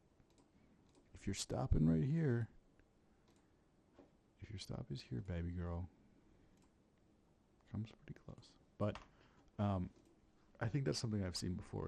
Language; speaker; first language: English; native; English